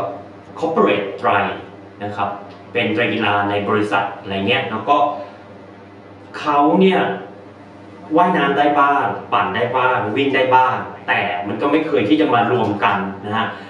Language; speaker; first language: Thai; native; Thai